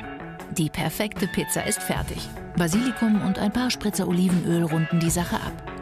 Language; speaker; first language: German; native; German